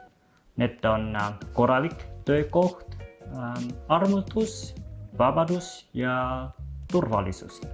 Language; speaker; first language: Estonian; non-native, fluent; Vietnamese